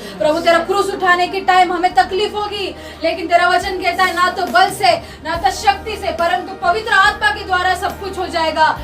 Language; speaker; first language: Hindi; non-native, local second language; Marathi